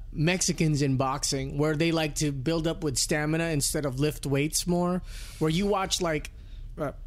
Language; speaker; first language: English; early bilingual, other home language; Filipino